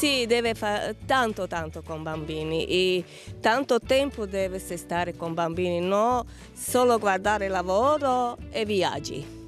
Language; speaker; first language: Italian; non-native, learner; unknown